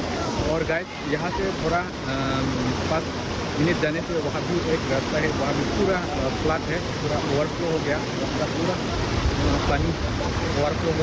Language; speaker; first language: Hindi; non-native, local second language; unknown